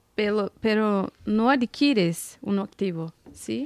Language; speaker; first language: Spanish; non-native, learner; Portuguese